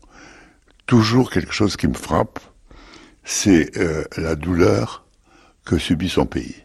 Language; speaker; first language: French; native; French